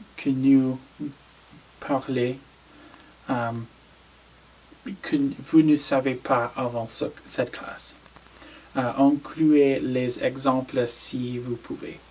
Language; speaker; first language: French; non-native, learner; English